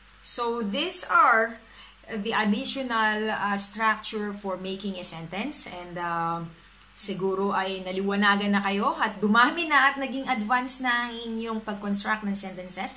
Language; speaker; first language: English; non-native, local second language; Filipino